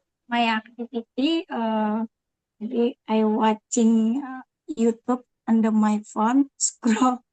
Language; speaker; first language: English; non-native, learner; Indonesian